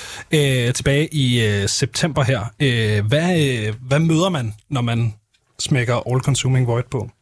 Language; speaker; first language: Danish; native; Danish